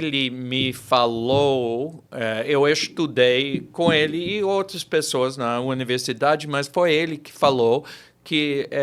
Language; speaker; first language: Portuguese; non-native, fluent; English